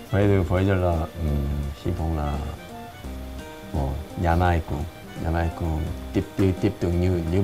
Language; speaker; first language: Vietnamese; non-native, learner; Korean